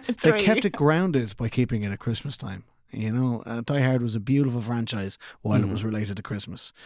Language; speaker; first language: English; native; English